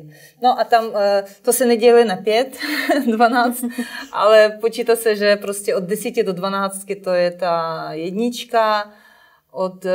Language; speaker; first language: Czech; non-native, fluent; Ukrainian